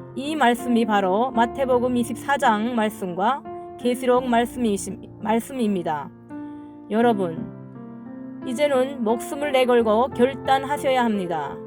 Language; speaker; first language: Korean; native; Korean